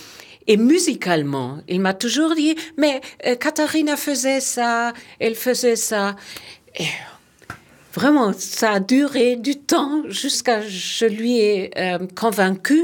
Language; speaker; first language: French; non-native, fluent; German